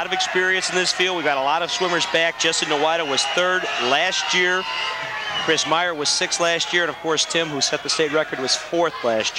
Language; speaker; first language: English; native; English